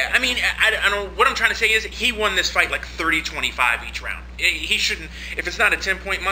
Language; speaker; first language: English; native; English